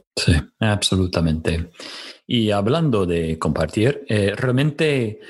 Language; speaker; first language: Spanish; non-native, fluent; English